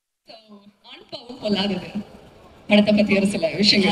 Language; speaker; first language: Tamil; native; Tamil